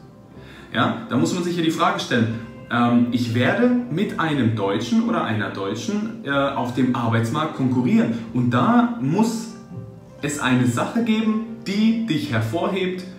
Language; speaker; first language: German; early bilingual, other home language; Russian